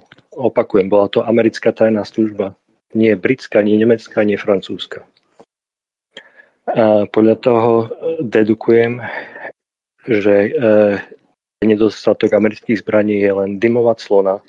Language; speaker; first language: Slovak; native; Slovak